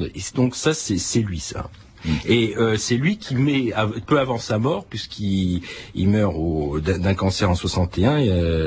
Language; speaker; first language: French; native; French